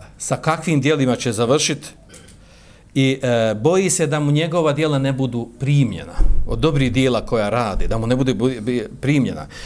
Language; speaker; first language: Bosnian; native; Bosnian